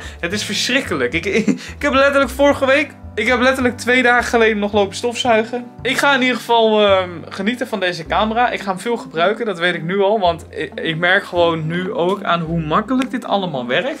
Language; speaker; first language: Dutch; native; Dutch